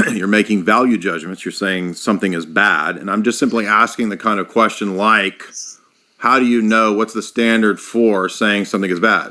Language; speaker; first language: English; native; English